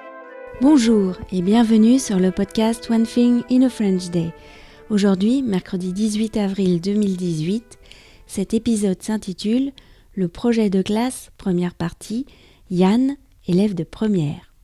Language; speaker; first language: French; native; French